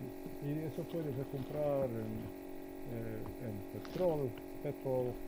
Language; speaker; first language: Spanish; non-native, learner; Slovenian